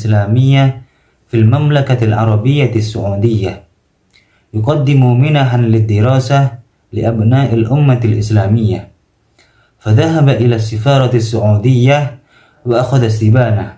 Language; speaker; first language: Arabic; non-native, learner; Indonesian